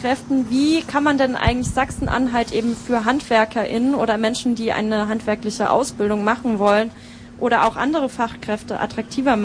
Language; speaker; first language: German; native; German